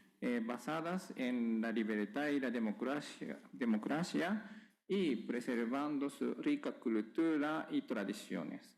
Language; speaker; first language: Spanish; non-native, fluent; Japanese